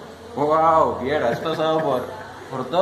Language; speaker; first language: Spanish; native; Spanish